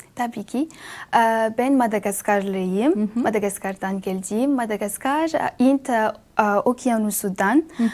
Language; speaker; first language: Turkish; non-native, learner; Malagasy